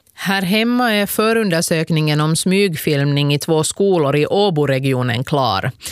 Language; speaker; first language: Swedish; native; Swedish